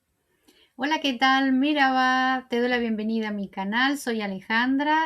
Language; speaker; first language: Spanish; native; Spanish